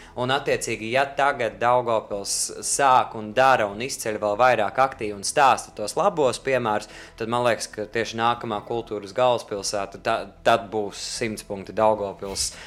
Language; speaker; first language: Latvian; native; Latvian